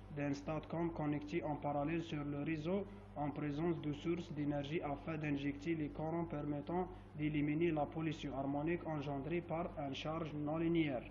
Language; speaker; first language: French; non-native, local second language; Arabic